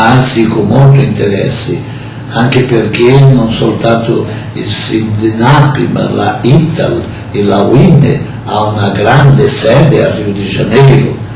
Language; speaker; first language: Italian; non-native, fluent; Portuguese